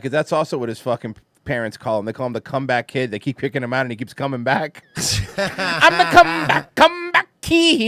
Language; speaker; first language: English; native; English